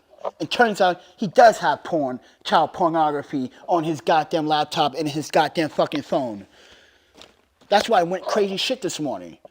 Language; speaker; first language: English; native; English